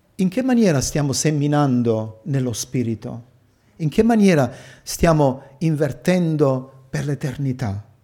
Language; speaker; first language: Italian; early bilingual, heritage; Italian